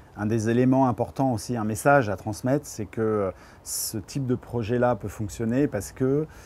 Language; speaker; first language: French; native; French